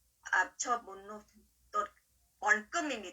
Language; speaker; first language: Korean; non-native, learner; Vietnamese